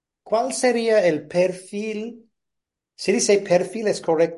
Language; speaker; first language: Spanish; non-native, fluent; English